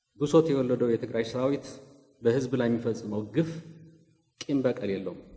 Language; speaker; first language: Amharic; non-native, local second language; Tigrinya